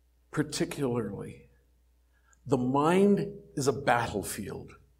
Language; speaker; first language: English; native; English